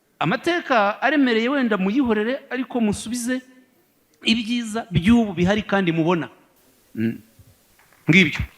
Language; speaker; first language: Kinyarwanda; native; Kinyarwanda